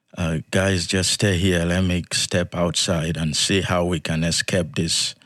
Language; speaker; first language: English; non-native, fluent; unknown